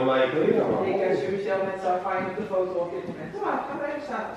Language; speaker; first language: Dutch; native; Dutch